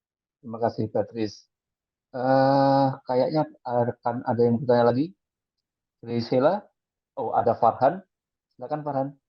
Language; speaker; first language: Indonesian; native; Indonesian